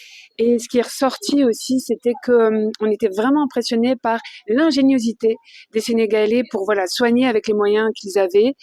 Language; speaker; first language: French; native; French